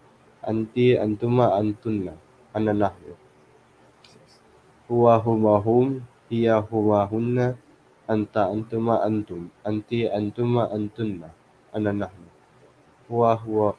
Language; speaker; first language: Arabic; non-native, learner; Filipino